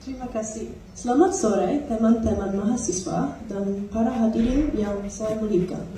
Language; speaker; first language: Indonesian; non-native, learner; English